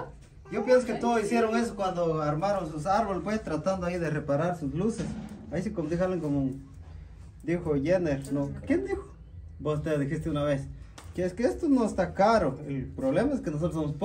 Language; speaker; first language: Spanish; native; Spanish